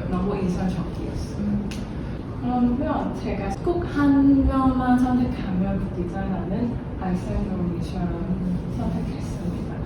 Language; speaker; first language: Korean; non-native, learner; Cantonese